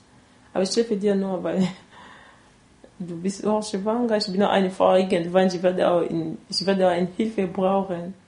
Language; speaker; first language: German; non-native, learner; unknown